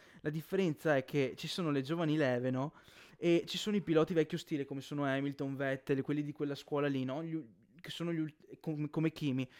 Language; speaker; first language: Italian; native; Italian